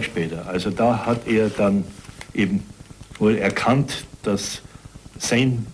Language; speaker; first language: German; native; German